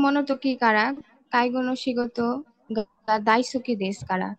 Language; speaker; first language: Japanese; non-native, learner; Bangla